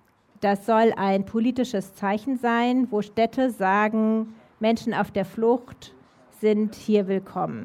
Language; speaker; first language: German; native; German